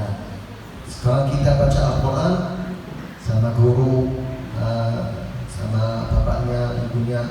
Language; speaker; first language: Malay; non-native, learner; Arabic